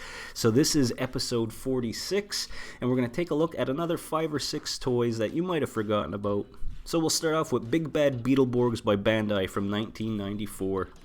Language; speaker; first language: English; native; English